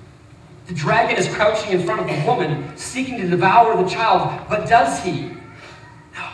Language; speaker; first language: English; native; English